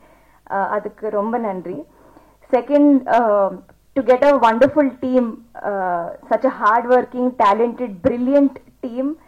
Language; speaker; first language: Tamil; non-native, local second language; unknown